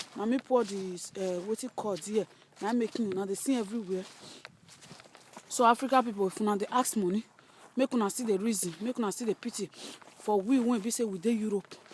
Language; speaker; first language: Nigerian Pidgin; native; Nigerian Pidgin